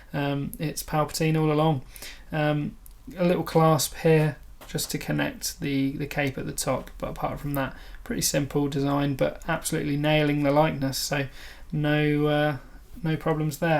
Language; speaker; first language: English; native; English